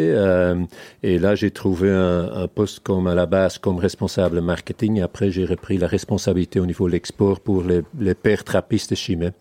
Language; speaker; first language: French; non-native, fluent; Dutch